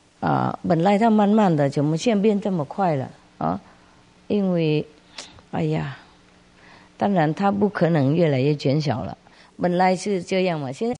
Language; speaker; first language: Chinese; non-native, fluent; Vietnamese